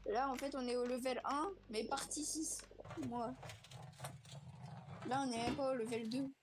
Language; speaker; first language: French; native; French